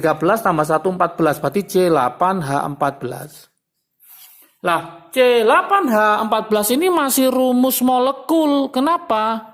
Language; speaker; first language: Indonesian; native; Indonesian